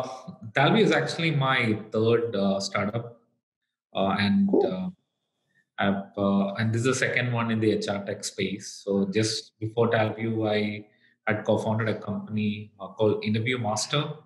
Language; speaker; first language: English; non-native, local second language; Malayalam